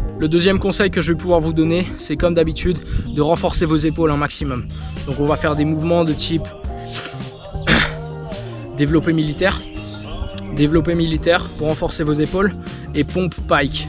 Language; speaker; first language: French; native; French